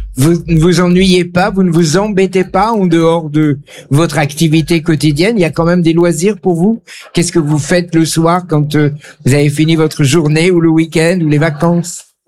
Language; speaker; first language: French; native; French